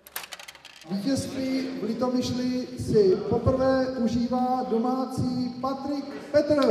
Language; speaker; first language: Czech; native; Czech